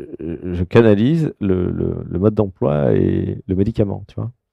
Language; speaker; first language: French; native; French